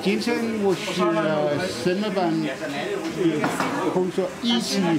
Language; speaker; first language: Chinese; non-native, learner; Danish